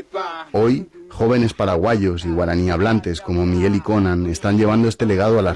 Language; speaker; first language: Spanish; native; Spanish